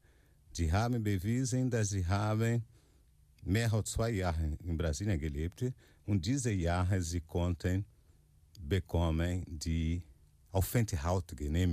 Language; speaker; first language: German; non-native, fluent; Portuguese